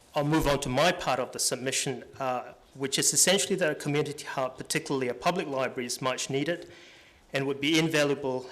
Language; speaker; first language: English; native; English